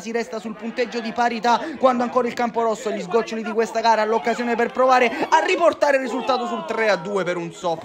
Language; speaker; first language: Italian; native; Italian